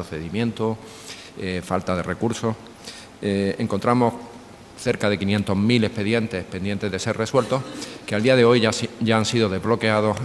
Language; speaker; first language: Spanish; native; Spanish